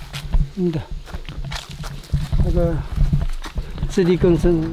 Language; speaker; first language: Chinese; non-native, local second language; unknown